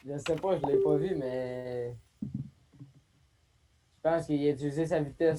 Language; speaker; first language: French; native; French